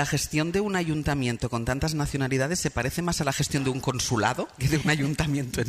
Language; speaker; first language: Spanish; native; Spanish